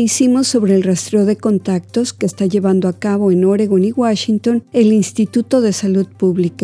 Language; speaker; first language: Spanish; native; Spanish